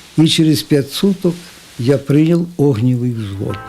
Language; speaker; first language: Russian; non-native, local second language; Ukrainian